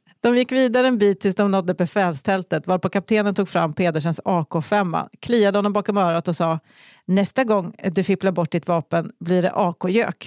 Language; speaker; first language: Swedish; native; Swedish